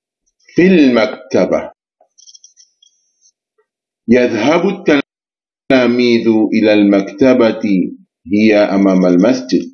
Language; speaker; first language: Arabic; non-native, learner; Indonesian